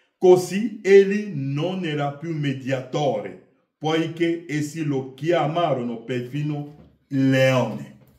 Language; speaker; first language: Italian; non-native, fluent; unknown